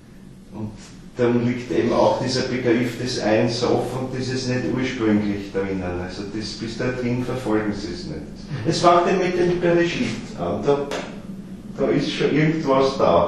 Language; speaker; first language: German; native; German